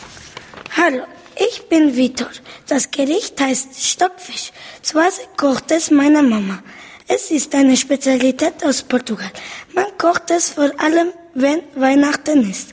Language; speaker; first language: German; early bilingual, other home language; Portuguese